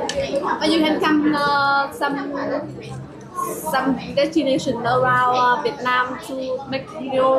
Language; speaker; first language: English; non-native, learner; Vietnamese